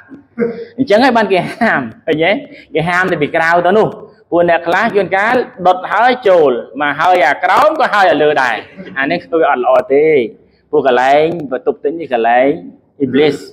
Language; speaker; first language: Khmer; native; Khmer